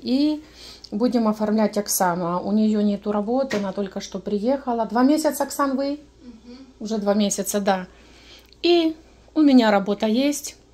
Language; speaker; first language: Russian; non-native, local second language; Ukrainian